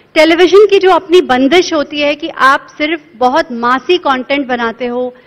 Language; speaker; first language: Hindi; native; Hindi